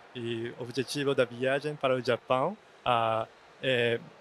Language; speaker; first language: Portuguese; non-native, learner; Japanese